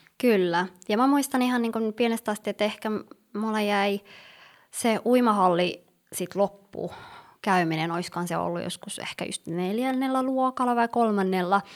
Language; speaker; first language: Finnish; early bilingual, other home language; Somali